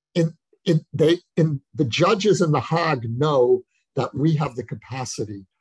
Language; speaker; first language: English; native; English